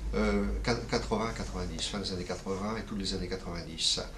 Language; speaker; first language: French; native; French